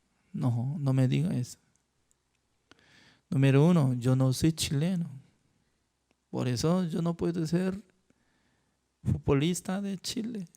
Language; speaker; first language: Spanish; non-native, fluent; Korean